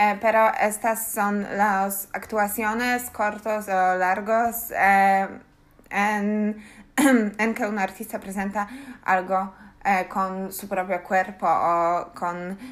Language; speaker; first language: Spanish; non-native, learner; Polish